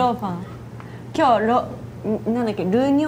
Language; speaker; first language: Chinese; non-native, learner; Japanese